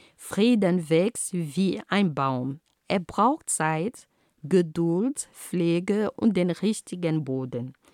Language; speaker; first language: German; non-native, fluent; Ghomala